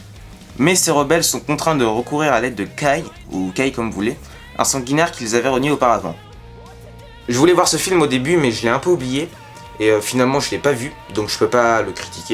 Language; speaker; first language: French; native; French